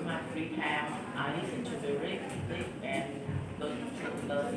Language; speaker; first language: English; non-native, learner; Vietnamese